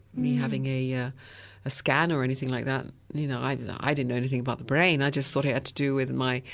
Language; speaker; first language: English; early bilingual, other home language; French